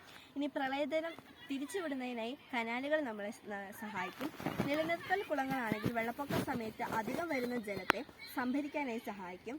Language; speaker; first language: Malayalam; native; Malayalam